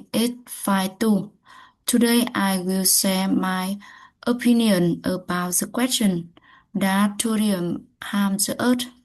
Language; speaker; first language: English; non-native, learner; Vietnamese